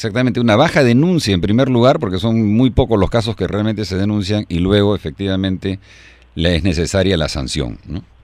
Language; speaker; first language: Spanish; native; Spanish